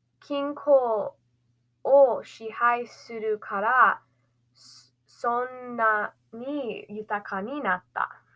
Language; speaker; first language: Japanese; non-native, learner; English